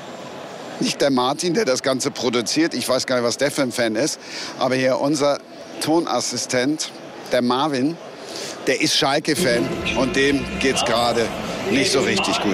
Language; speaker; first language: German; native; German